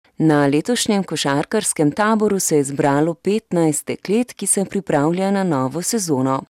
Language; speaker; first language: Slovenian; native; Slovenian